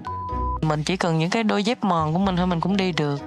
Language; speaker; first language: Vietnamese; native; Vietnamese